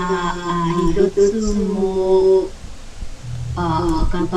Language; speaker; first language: Japanese; non-native, learner; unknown